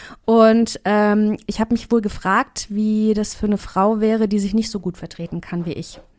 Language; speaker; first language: German; native; German